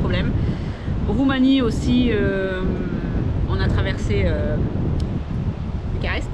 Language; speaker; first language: French; native; French